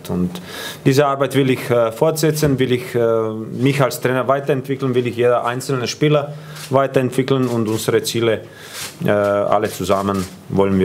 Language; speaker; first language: German; non-native, fluent; Croatian